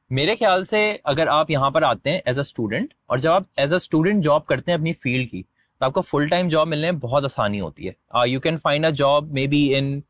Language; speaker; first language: Urdu; native; Urdu